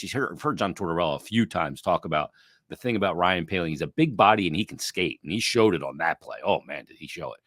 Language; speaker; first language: English; native; English